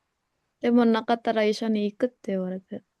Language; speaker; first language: Japanese; non-native, learner; Indonesian